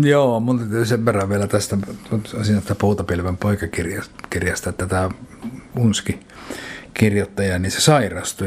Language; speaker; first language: Finnish; native; Finnish